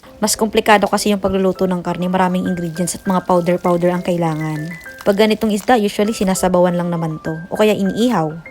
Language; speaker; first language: Filipino; non-native, local second language; Bikol